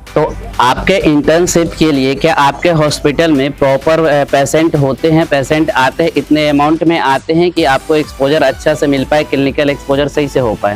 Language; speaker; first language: Hindi; native; Hindi